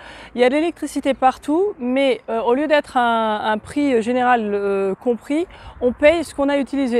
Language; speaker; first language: French; native; French